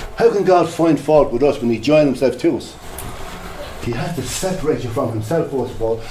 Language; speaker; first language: English; native; English